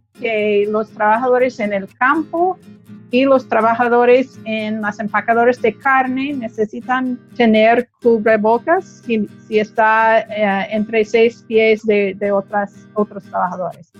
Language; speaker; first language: Spanish; non-native, fluent; English